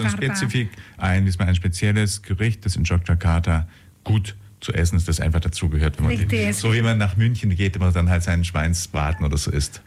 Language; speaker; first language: German; native; German